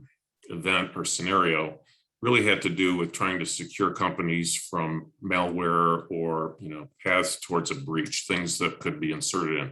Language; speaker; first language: English; native; English